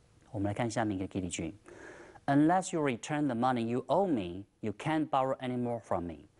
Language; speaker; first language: English; non-native, fluent; Chinese